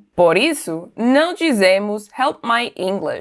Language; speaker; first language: Portuguese; non-native, fluent; English